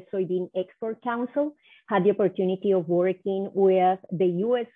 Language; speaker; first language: English; non-native, fluent; Spanish